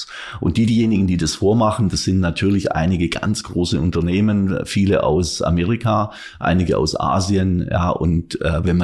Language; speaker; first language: German; native; German